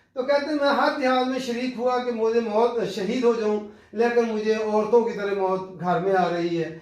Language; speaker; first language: Urdu; non-native, local second language; Punjabi